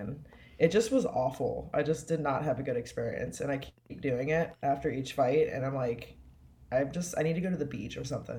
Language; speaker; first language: English; native; English